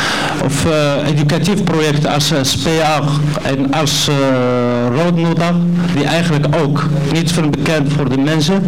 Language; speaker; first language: Dutch; non-native, learner; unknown